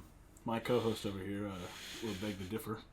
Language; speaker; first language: English; native; English